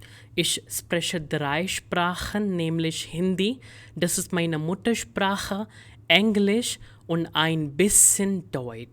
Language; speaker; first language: German; non-native, fluent; Hindi